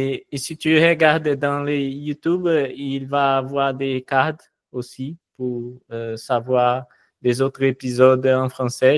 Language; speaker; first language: French; non-native, fluent; Portuguese